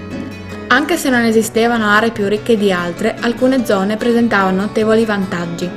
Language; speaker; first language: Italian; native; Italian